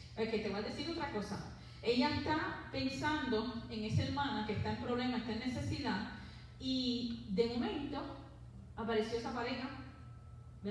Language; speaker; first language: Spanish; early bilingual, heritage; Spanish